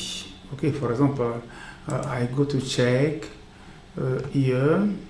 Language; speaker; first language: English; non-native, learner; French